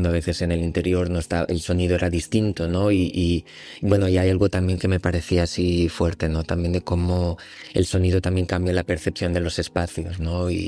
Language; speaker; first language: Spanish; native; Spanish